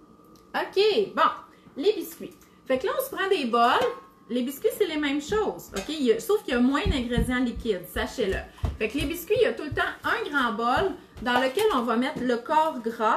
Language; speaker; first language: French; native; French